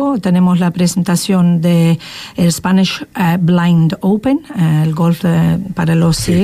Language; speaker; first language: Spanish; non-native, fluent; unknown